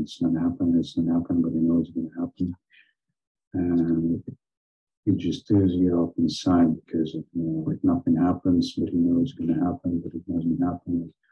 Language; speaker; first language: English; non-native, fluent; Ukrainian